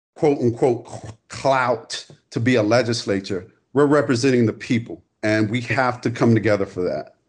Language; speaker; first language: English; native; English